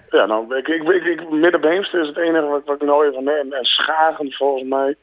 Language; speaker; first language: Dutch; native; Dutch